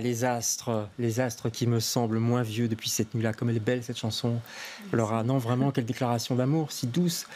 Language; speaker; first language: French; native; French